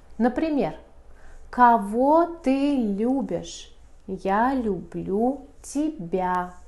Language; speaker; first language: Russian; native; Russian